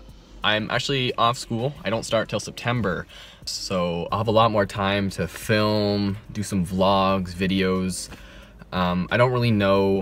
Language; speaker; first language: English; native; English